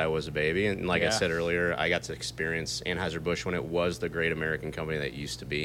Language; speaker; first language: English; native; English